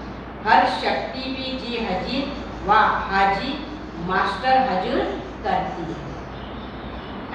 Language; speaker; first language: Hindi; non-native, local second language; Marathi